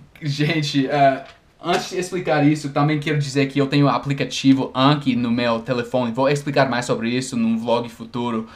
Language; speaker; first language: Portuguese; non-native, fluent; English